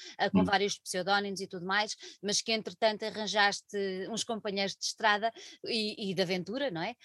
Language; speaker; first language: Portuguese; native; Portuguese